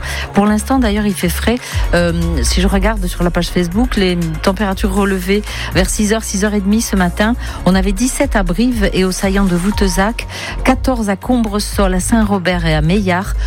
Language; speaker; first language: French; native; French